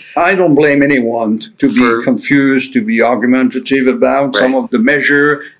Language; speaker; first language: English; non-native, fluent; French